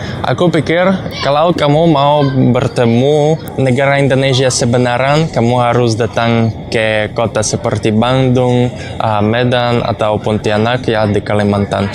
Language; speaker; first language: Indonesian; non-native, learner; Russian